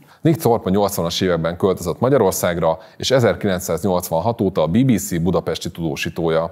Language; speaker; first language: Hungarian; native; Hungarian